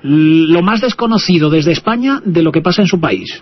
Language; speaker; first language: Spanish; native; Spanish